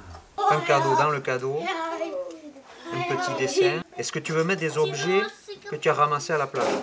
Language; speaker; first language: French; native; French